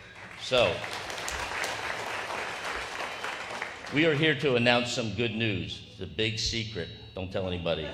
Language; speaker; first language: English; native; English